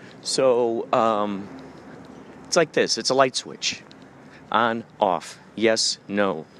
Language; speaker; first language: English; native; English